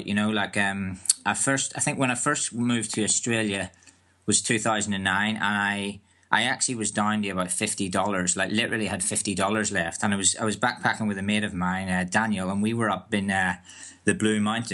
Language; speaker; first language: English; native; English